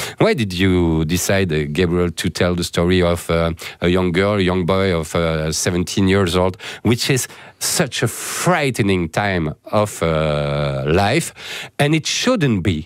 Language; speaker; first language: English; non-native, fluent; French